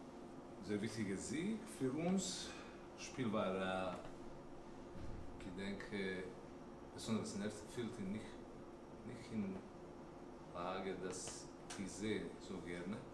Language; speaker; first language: German; non-native, learner; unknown